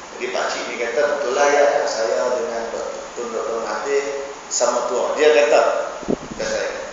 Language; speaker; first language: Malay; native; Malay